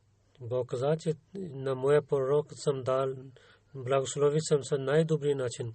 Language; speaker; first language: Bulgarian; non-native, learner; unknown